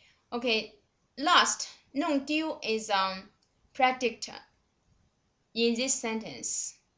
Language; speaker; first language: English; non-native, fluent; Chinese